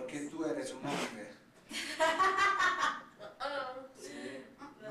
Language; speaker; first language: Spanish; non-native, learner; Italian